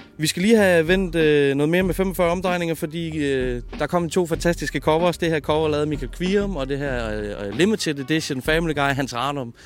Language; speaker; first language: Danish; native; Danish